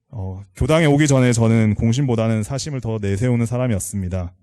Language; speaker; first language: Korean; native; Korean